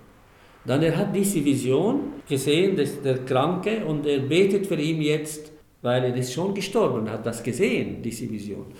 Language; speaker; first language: German; non-native, fluent; Arabic